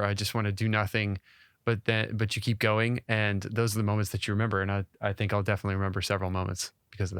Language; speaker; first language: English; native; English